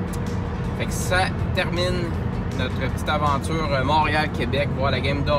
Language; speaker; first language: French; native; French